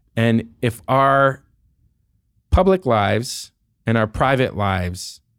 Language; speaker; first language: English; native; English